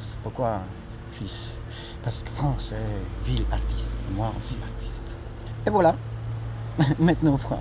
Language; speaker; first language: French; non-native, learner; Polish